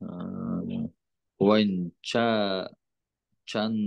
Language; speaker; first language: Korean; non-native, learner; Kyrgyz